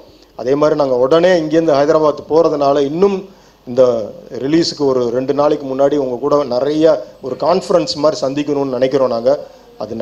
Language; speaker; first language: Tamil; native; Tamil